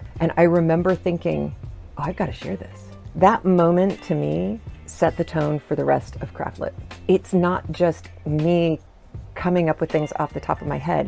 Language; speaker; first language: English; native; English